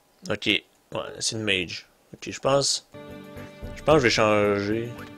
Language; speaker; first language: French; native; French